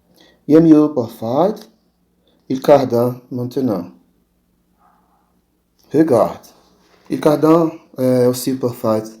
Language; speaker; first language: French; non-native, learner; Portuguese